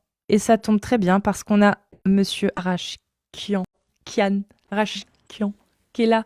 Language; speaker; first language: French; native; French